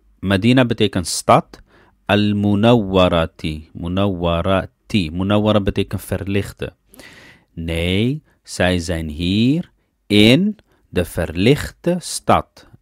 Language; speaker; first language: Dutch; early bilingual, other home language; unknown